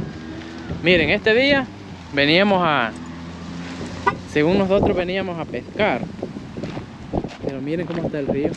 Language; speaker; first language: Spanish; native; Spanish